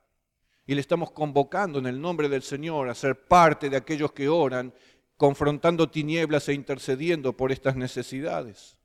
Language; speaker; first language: Spanish; native; Spanish